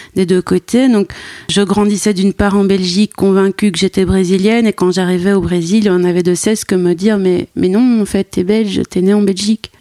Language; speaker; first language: French; native; French